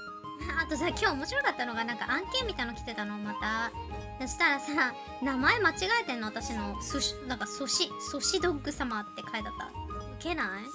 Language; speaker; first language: Japanese; native; Japanese